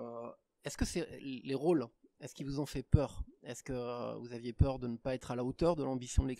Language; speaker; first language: French; native; French